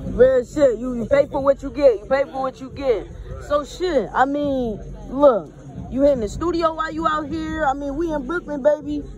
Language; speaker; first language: English; native; English